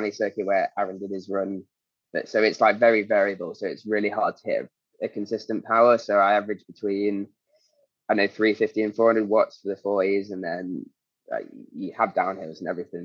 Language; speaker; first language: English; native; English